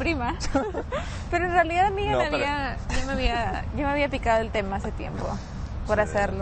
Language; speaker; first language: Spanish; native; Spanish